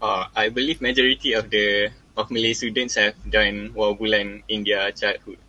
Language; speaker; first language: English; non-native, local second language; Malay